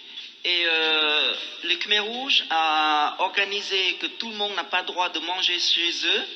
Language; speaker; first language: French; non-native, fluent; Khmer